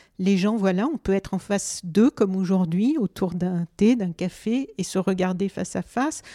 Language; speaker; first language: French; native; French